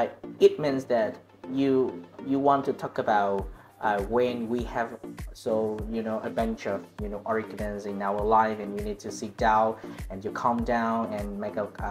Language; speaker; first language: English; non-native, learner; Vietnamese